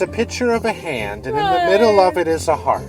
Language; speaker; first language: English; native; English